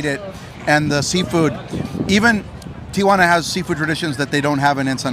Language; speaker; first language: English; native; English